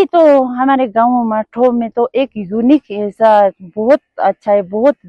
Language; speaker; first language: Hindi; non-native, local second language; Ladakhi